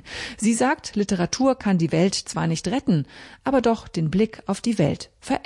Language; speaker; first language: German; native; German